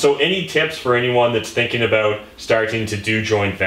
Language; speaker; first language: English; native; English